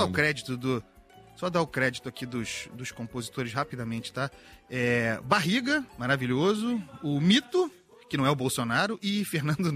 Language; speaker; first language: Portuguese; native; Portuguese